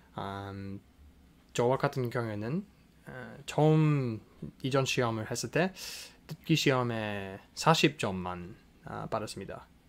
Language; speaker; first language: Korean; non-native, fluent; English